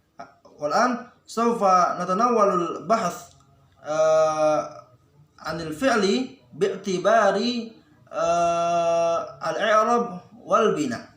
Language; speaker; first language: Arabic; non-native, learner; Indonesian